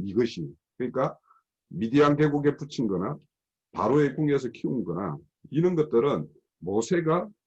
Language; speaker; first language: Korean; native; Korean